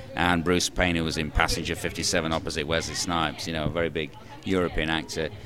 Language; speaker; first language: English; native; English